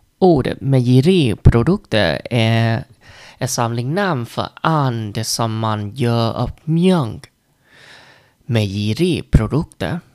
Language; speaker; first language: Swedish; non-native, learner; Vietnamese